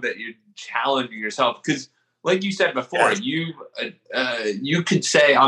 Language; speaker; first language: English; native; English